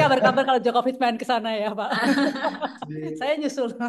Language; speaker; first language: Indonesian; native; Indonesian